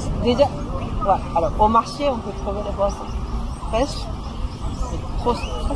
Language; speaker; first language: French; non-native, fluent; Japanese